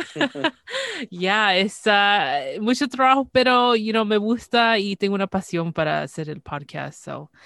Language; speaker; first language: Spanish; early bilingual, heritage; Spanish